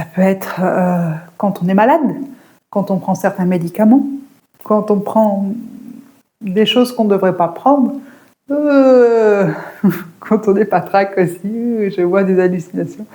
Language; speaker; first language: French; native; French